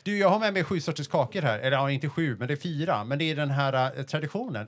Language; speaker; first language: Swedish; early bilingual, other home language; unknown